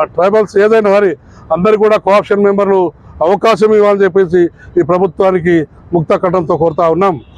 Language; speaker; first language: Telugu; non-native, local second language; Lambadi